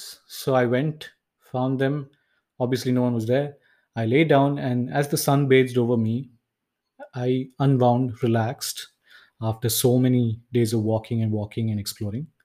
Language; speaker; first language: English; non-native, local second language; Tamil